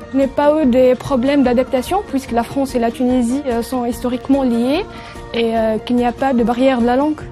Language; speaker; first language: French; non-native, local second language; Arabic